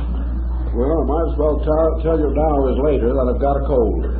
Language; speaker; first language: English; native; English